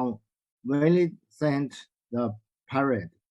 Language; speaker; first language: English; non-native, learner; Chinese